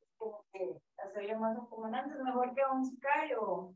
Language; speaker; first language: Spanish; early bilingual, other home language; English